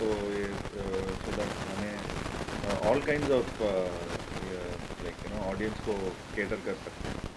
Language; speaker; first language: Hindi; non-native, local second language; Tamil